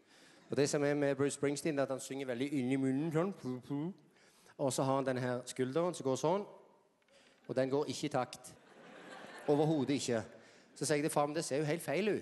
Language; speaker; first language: Norwegian; native; Norwegian